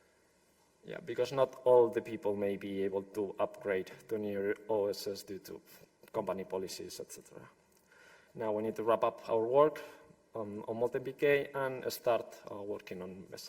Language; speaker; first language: English; non-native, fluent; Spanish